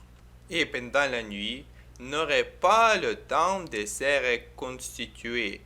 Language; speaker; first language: French; non-native, learner; Ukrainian